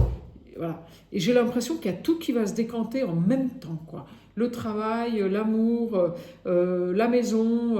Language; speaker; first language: French; native; French